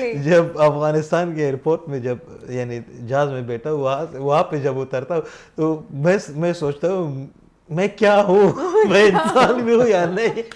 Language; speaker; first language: Hindi; non-native, fluent; Pashto